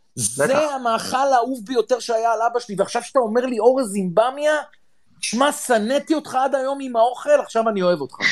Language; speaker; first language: Hebrew; early bilingual, other home language; German